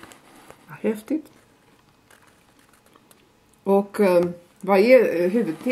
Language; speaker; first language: Swedish; non-native, fluent; Latvian